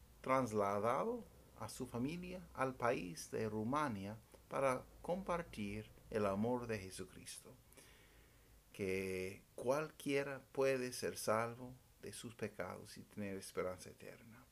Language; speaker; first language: Spanish; non-native, fluent; English